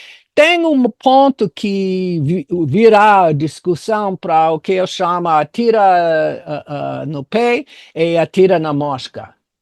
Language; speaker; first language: Portuguese; non-native, fluent; English